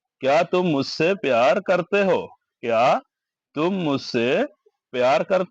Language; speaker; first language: Hindi; non-native, fluent; Bangla